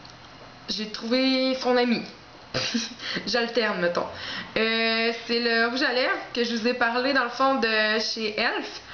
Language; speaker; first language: French; native; French